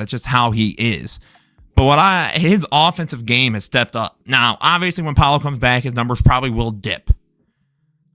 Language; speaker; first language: English; native; English